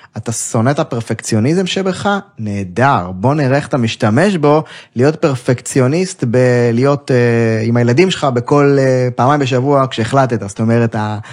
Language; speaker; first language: Hebrew; native; Hebrew